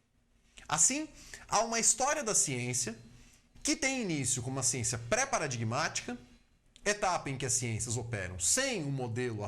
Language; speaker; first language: Portuguese; native; Portuguese